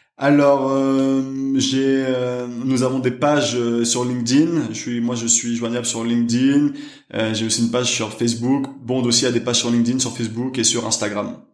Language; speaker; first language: French; native; French